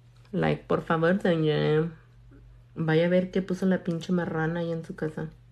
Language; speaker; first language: Spanish; early bilingual, heritage; Spanish